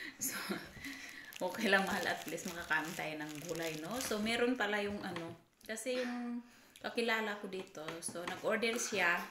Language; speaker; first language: Filipino; non-native, local second language; Cebuano